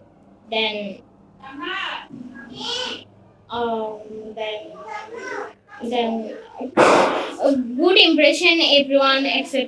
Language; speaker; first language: English; non-native, learner; Bangla